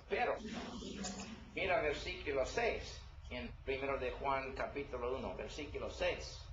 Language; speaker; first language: Spanish; non-native, learner; English